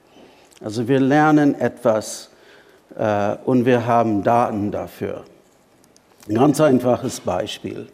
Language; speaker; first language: German; non-native, fluent; English